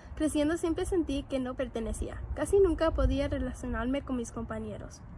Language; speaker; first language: Spanish; early bilingual, heritage; Spanish